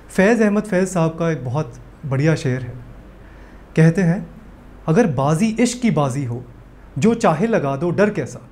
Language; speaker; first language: Hindi; native; Hindi